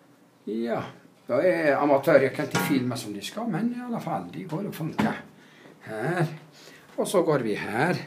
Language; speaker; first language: Swedish; non-native, fluent; Arabic